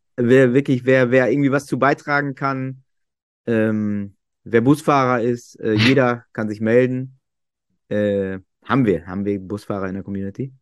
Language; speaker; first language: German; native; German